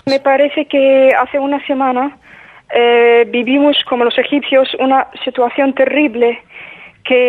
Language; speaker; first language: Spanish; non-native, fluent; Arabic